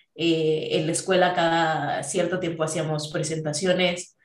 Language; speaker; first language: Spanish; native; Spanish